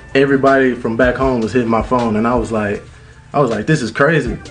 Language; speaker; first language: English; native; English